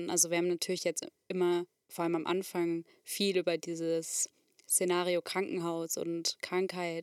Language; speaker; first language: German; native; German